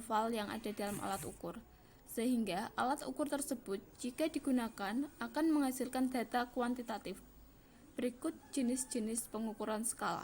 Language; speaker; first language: Indonesian; native; Indonesian